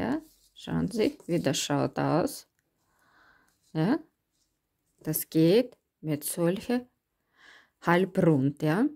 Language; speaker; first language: German; non-native, learner; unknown